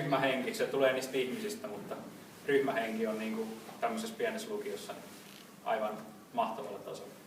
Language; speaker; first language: Finnish; native; Finnish